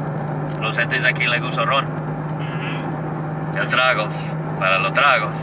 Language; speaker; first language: Spanish; non-native, learner; English